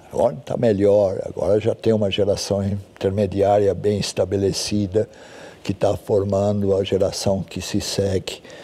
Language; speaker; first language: Portuguese; early bilingual, other home language; German